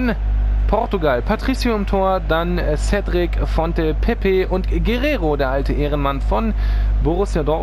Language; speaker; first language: German; native; German